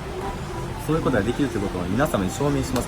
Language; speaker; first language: Japanese; native; Japanese